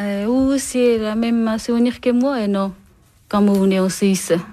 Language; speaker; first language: French; non-native, learner; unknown